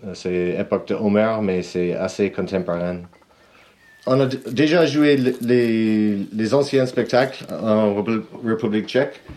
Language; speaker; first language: French; non-native, fluent; English